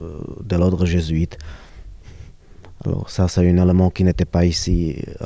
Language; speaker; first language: French; non-native, fluent; Slovak